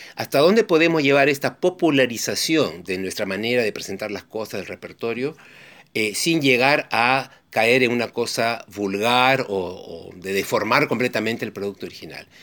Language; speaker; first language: Spanish; native; Spanish